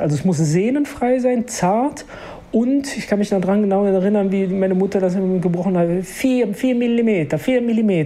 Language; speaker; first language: German; native; German